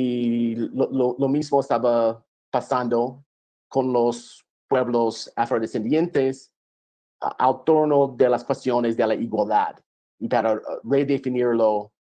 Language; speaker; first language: Spanish; non-native, fluent; English